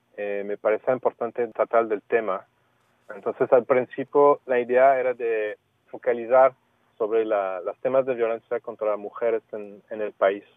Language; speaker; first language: Spanish; non-native, fluent; French